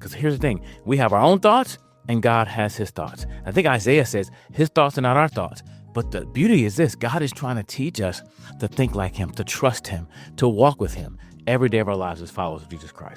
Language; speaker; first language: English; native; English